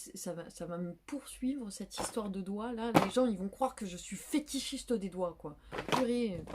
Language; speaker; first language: French; native; French